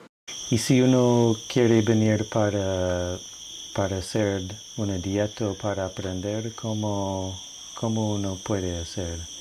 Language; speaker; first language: Spanish; non-native, fluent; English